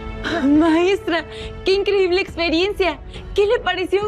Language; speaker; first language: Spanish; native; Spanish